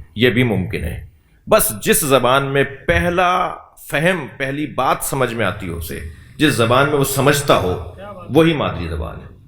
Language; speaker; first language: Urdu; native; Urdu